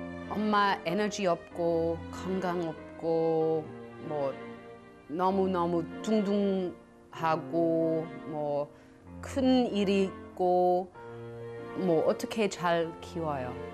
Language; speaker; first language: Korean; non-native, learner; English